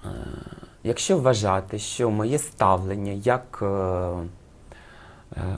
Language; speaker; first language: Ukrainian; non-native, local second language; Russian